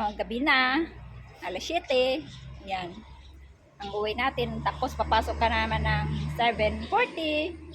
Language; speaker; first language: Filipino; non-native, local second language; Cebuano